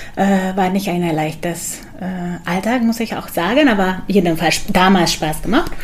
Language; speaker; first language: German; non-native, fluent; Hungarian